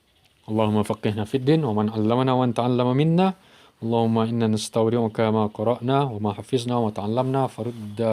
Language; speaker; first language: Arabic; non-native, fluent; Indonesian